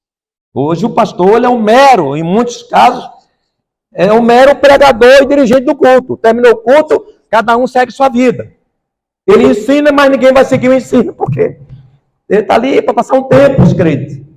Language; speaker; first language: Portuguese; native; Portuguese